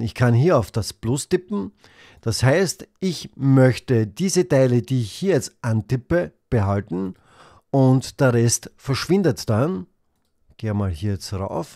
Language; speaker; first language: German; native; German